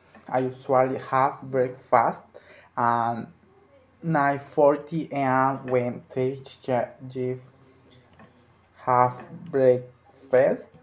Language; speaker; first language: English; non-native, learner; Spanish